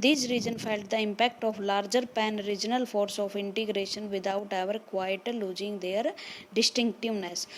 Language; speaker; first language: English; non-native, local second language; Hindi